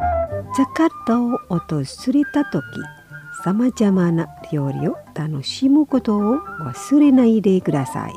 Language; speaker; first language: Japanese; non-native, fluent; Indonesian